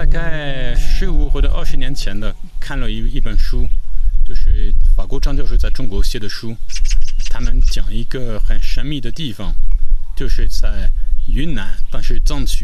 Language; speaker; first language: Chinese; non-native, fluent; French